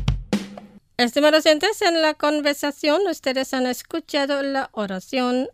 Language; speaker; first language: Spanish; non-native, fluent; Indonesian